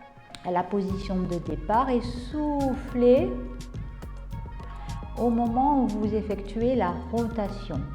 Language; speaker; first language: French; native; French